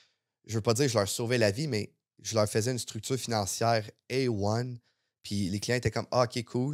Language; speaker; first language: French; native; French